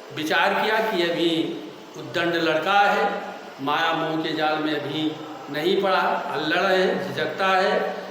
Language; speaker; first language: Hindi; native; Hindi